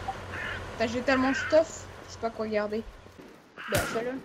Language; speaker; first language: French; native; French